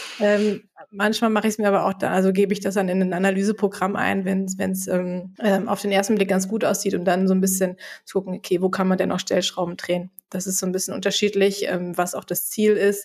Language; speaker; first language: German; native; German